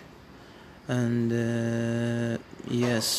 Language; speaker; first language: English; non-native, fluent; Berber languages